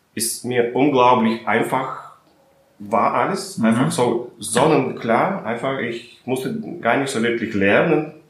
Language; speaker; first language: German; non-native, fluent; Russian